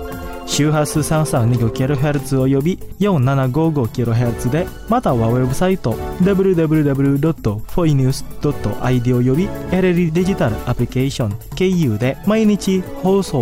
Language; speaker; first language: Japanese; non-native, fluent; Indonesian